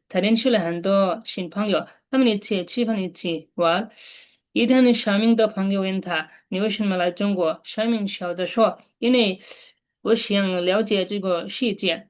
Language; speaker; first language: Chinese; non-native, fluent; Bangla